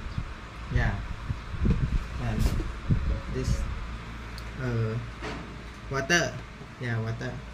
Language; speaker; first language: English; non-native, learner; Thai